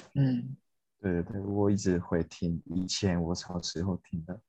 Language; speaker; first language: Chinese; non-native, fluent; Japanese